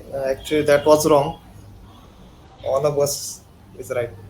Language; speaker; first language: English; non-native, learner; Hindi